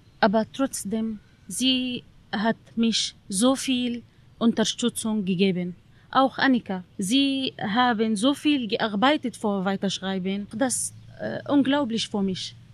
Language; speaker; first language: German; non-native, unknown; Arabic